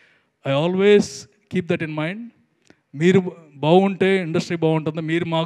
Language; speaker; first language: Telugu; native; Telugu